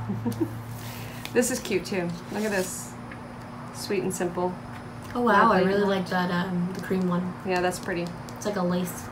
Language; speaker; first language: English; native; English